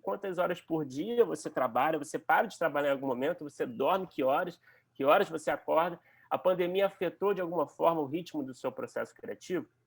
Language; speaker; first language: Portuguese; native; Portuguese